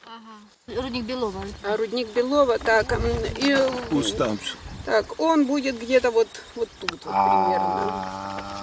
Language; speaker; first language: Russian; native; Russian